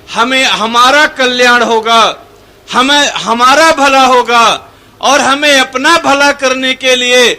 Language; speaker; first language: Hindi; non-native, fluent; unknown